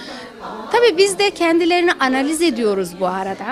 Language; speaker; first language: Turkish; native; Turkish